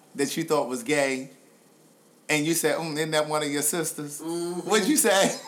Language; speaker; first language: English; native; English